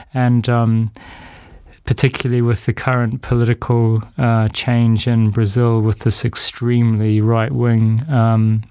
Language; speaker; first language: English; native; English